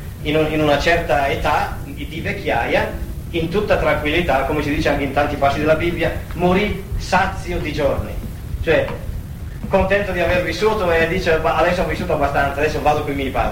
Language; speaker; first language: Italian; native; Italian